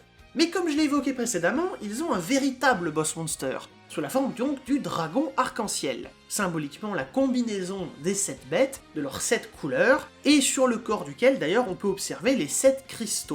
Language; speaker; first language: French; native; French